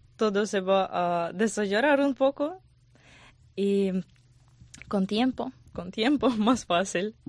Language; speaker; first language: Spanish; non-native, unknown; Ukrainian